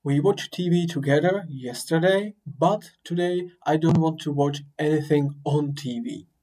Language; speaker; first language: English; non-native, fluent; Czech